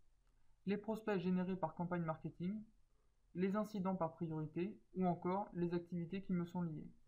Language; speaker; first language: French; native; French